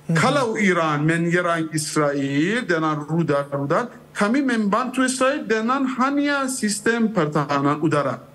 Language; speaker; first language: Indonesian; non-native, fluent; Persian